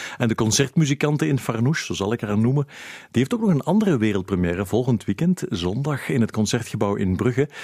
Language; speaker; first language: Dutch; native; Dutch